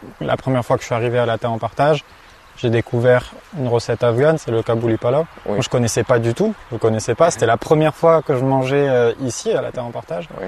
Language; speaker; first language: French; native; French